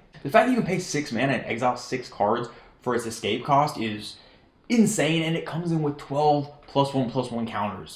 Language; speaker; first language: English; native; English